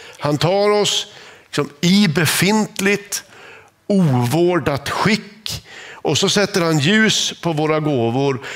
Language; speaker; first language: Swedish; native; Swedish